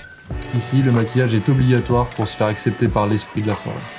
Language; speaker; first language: French; native; French